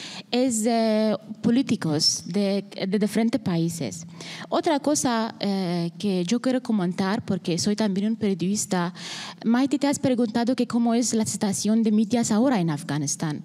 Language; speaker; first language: Spanish; non-native, learner; Persian